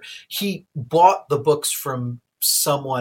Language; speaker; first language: English; native; English